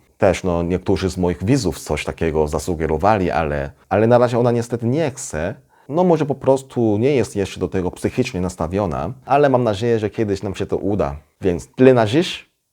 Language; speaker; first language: Polish; non-native, fluent; Korean